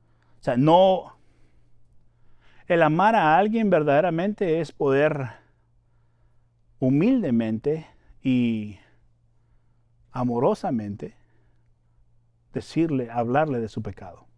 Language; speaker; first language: Spanish; native; Spanish